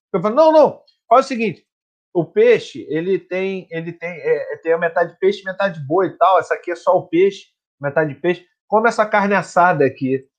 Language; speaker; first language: Portuguese; native; Portuguese